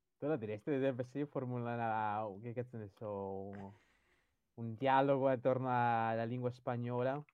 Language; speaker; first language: Italian; early bilingual, other home language; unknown